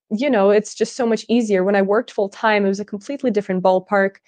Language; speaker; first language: English; early bilingual, other home language; Russian